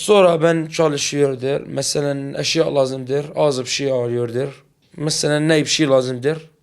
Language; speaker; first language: Turkish; non-native, learner; Arabic